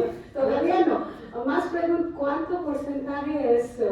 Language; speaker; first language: Spanish; non-native, fluent; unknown